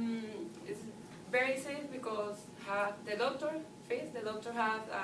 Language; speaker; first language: English; non-native, learner; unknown